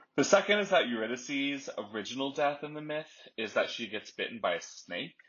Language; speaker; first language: English; native; English